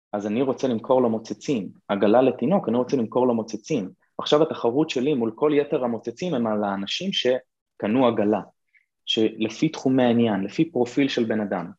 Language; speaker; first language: Hebrew; native; Hebrew